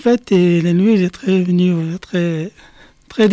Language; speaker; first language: French; non-native, learner; Arabic